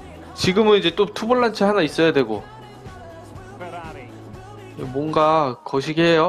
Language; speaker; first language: Korean; native; Korean